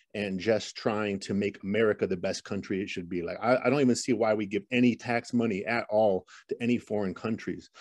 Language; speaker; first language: English; native; English